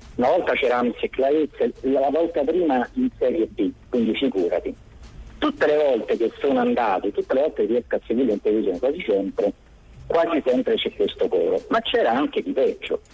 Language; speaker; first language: Italian; native; Italian